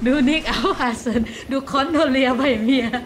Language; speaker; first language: German; non-native, learner; Thai